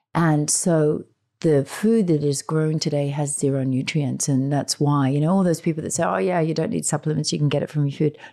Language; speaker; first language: English; native; English